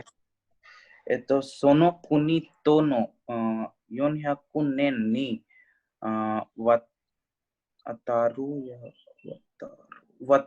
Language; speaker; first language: Japanese; non-native, learner; Hindi